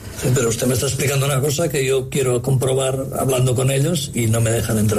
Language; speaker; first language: Spanish; native; Spanish